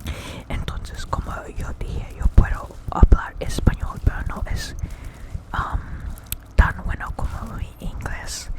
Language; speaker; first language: Spanish; early bilingual, heritage; English